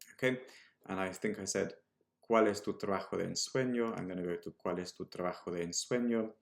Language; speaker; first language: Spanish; non-native, fluent; English